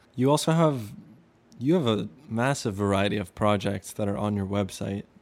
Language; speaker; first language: English; early bilingual, other home language; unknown